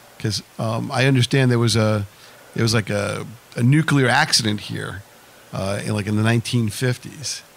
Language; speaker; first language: English; native; English